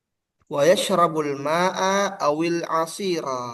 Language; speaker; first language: Arabic; non-native, fluent; Indonesian